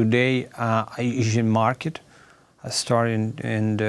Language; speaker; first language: English; non-native, learner; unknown